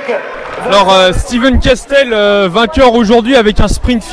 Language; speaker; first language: French; native; French